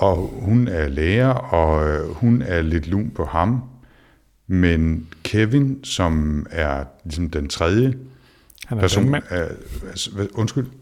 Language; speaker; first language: Danish; native; Danish